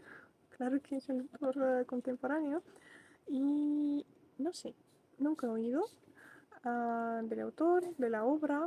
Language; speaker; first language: Spanish; non-native, fluent; Russian